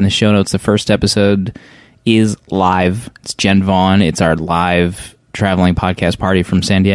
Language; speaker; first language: English; native; English